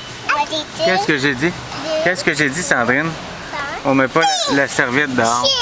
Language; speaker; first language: French; native; French